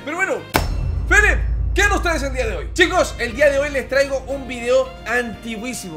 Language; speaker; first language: Spanish; native; Spanish